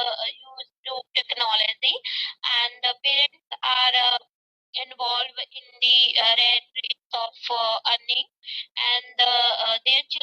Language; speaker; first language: English; non-native, learner; Punjabi